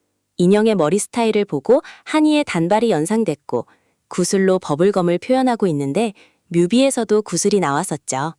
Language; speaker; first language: Korean; native; Korean